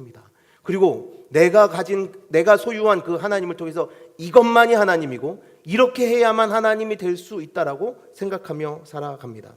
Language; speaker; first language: Korean; native; Korean